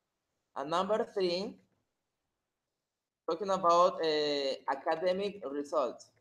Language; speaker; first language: English; non-native, fluent; Spanish